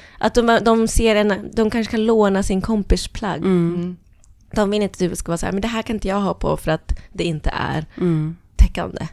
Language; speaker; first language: Swedish; early bilingual, other home language; Somali